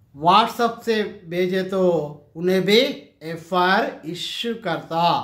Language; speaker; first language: Hindi; non-native, local second language; Telugu